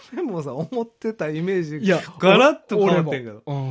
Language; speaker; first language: Japanese; native; Japanese